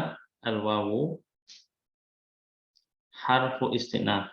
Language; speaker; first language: Arabic; non-native, fluent; Indonesian